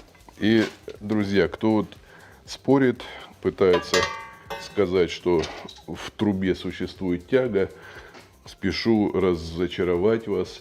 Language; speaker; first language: Russian; native; Russian